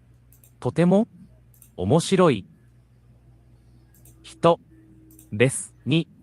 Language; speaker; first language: Japanese; non-native, learner; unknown